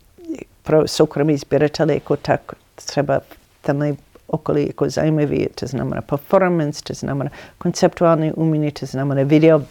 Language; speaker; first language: Czech; non-native, learner; English